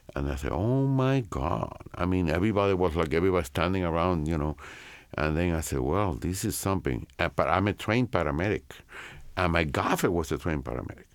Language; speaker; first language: English; non-native, fluent; Spanish